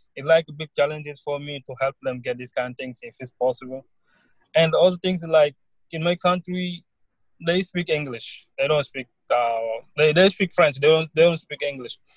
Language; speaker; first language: English; non-native, learner; Wolof